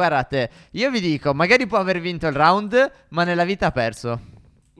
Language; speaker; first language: Italian; native; Italian